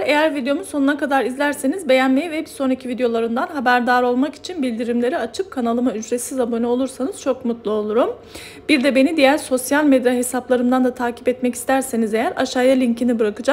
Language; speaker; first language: Turkish; native; Turkish